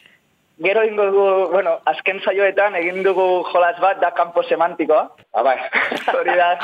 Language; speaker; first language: Basque; non-native, learner; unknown